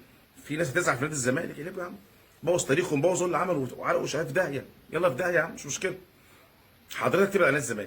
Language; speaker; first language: Arabic; native; Arabic